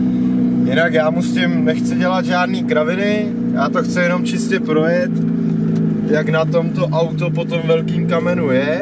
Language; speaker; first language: Czech; native; Czech